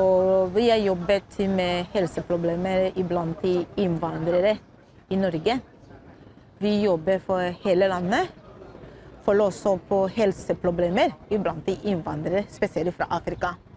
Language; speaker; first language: Norwegian; non-native, fluent; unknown